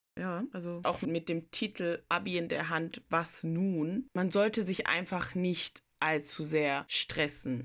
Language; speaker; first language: German; early bilingual, other home language; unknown